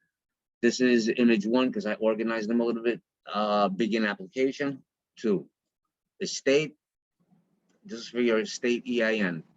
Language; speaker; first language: English; native; English